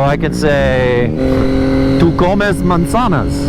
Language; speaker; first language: Spanish; non-native, learner; English